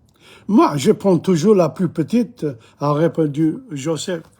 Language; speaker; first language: French; non-native, fluent; English